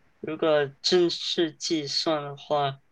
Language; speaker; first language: Chinese; early bilingual, heritage; Chinese